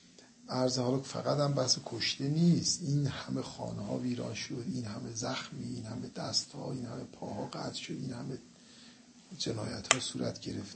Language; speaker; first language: Persian; native; Persian